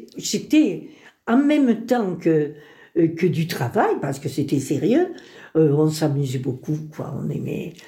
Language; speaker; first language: French; early bilingual, other home language; Spanish